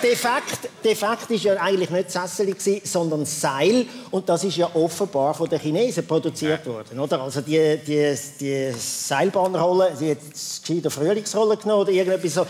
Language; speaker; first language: German; native; German